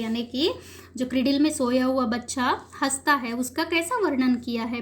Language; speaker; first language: Hindi; non-native, local second language; Kannada